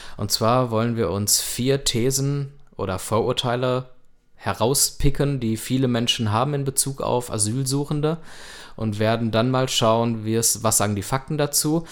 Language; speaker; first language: German; native; German